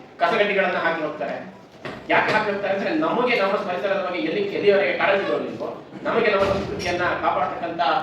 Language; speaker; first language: Kannada; non-native, local second language; Kodava